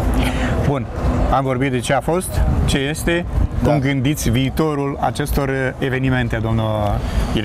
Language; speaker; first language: Romanian; native; Romanian